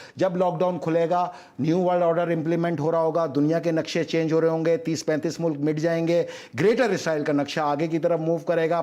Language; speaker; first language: Urdu; native; Urdu